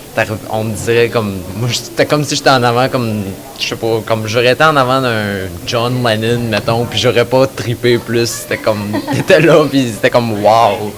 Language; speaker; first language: French; native; French